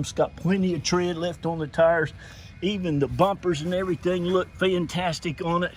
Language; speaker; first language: English; native; English